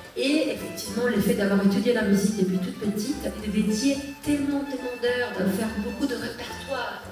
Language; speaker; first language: French; early bilingual, other home language; Spanish